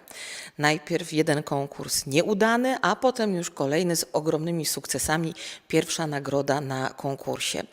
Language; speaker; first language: Polish; native; Polish